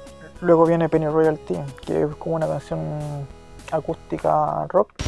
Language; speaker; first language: Spanish; native; Spanish